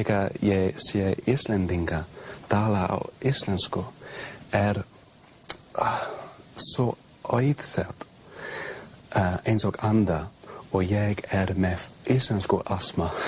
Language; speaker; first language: Icelandic; non-native, learner; English